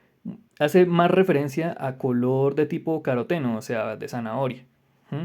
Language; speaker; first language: Spanish; native; Spanish